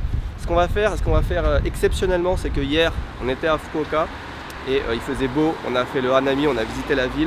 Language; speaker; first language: French; native; French